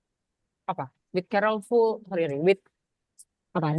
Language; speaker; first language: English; non-native, fluent; Indonesian